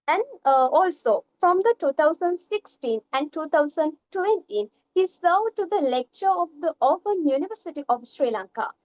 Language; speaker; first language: English; non-native, local second language; Sinhala